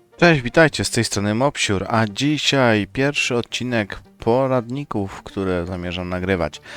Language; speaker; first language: Polish; native; Polish